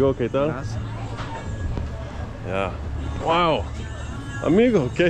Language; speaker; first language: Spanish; non-native, learner; English